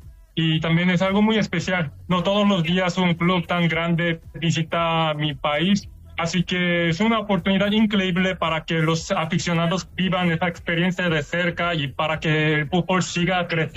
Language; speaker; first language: Spanish; non-native, fluent; Korean